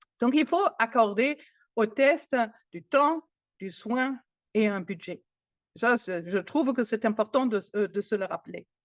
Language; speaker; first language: French; non-native, fluent; German